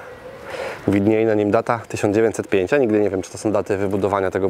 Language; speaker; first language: Polish; native; Polish